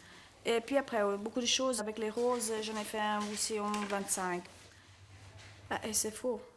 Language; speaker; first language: French; non-native, learner; Italian